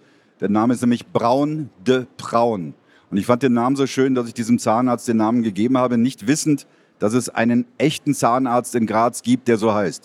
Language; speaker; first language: German; native; German